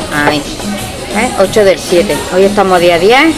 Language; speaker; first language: Spanish; native; Spanish